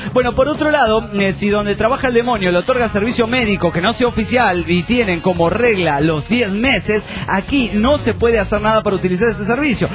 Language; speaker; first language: Spanish; native; Spanish